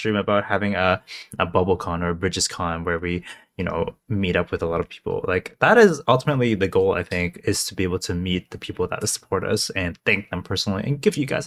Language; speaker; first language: English; non-native, local second language; Cantonese